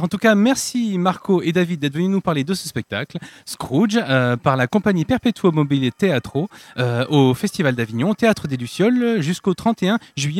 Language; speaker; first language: French; native; French